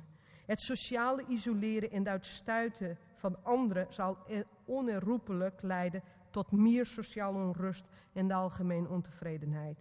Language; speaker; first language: Dutch; non-native, fluent; Portuguese